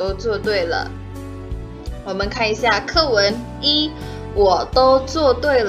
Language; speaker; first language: Chinese; non-native, fluent; Indonesian